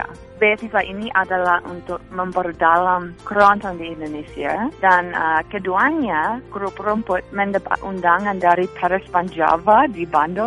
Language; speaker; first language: Indonesian; non-native, fluent; English